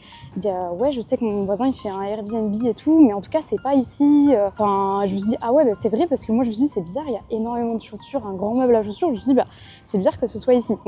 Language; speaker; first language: French; native; French